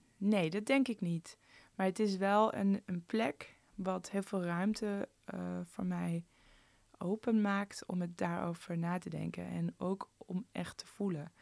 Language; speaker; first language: Dutch; early bilingual, other home language; Persian